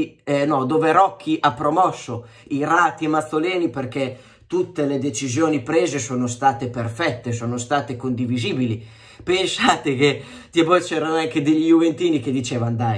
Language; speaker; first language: Italian; native; Italian